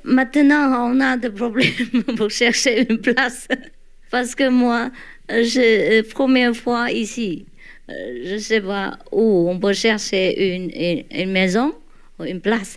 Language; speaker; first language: French; non-native, learner; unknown